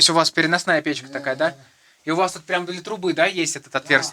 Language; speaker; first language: Russian; native; Russian